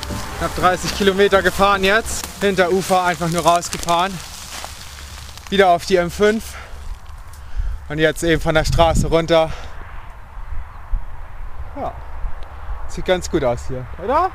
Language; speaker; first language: German; native; German